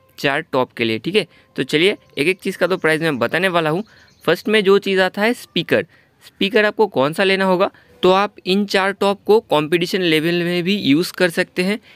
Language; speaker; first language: Hindi; non-native, local second language; Bangla